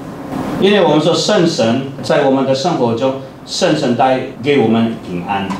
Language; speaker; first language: Chinese; non-native, fluent; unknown